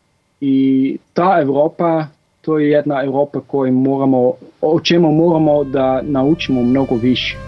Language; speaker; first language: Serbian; non-native, fluent; Dutch